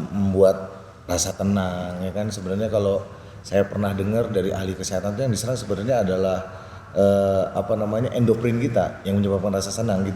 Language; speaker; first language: Indonesian; native; Indonesian